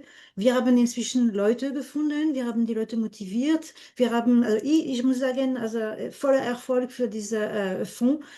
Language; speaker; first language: German; non-native, fluent; French